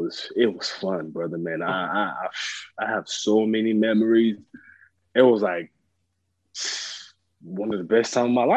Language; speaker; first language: English; early bilingual, other home language; French